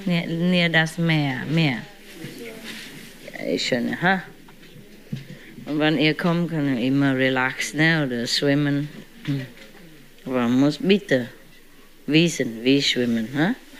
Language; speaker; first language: German; non-native, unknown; Vietnamese